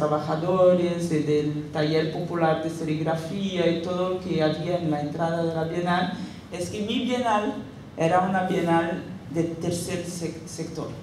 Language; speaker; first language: Spanish; non-native, fluent; Portuguese